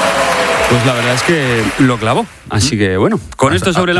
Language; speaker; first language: Spanish; native; Spanish